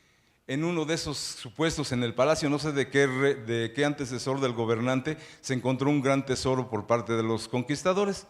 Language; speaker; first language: Spanish; native; Spanish